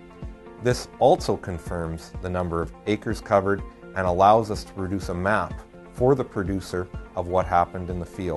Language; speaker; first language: English; native; English